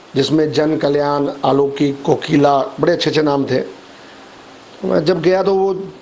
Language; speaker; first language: Hindi; native; Hindi